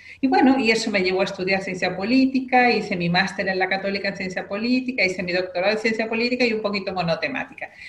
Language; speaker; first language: Spanish; native; Spanish